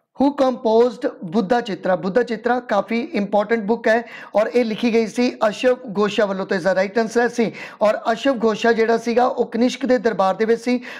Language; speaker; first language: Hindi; non-native, local second language; Punjabi